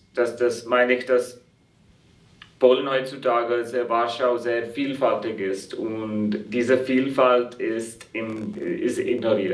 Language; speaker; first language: German; non-native, fluent; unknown